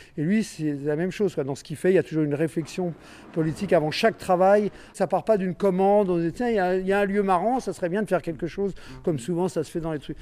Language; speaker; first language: French; native; French